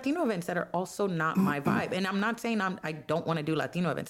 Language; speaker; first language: English; non-native, fluent; Spanish